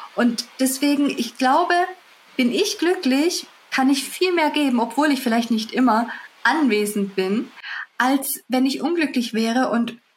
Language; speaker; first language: German; early bilingual, other home language; Russian